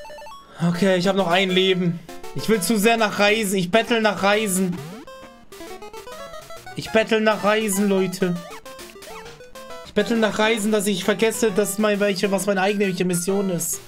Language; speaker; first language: German; native; German